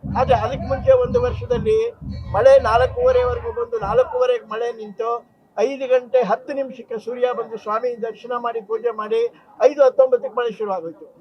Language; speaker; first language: Kannada; native; Kannada